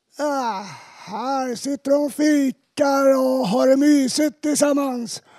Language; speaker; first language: Swedish; native; Swedish